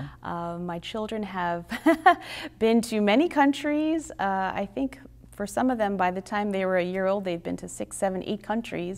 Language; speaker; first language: English; native; English